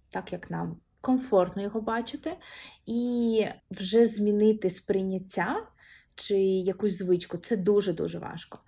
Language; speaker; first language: Ukrainian; non-native, local second language; Russian